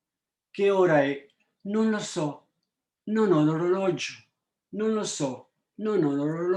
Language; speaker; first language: Italian; non-native, fluent; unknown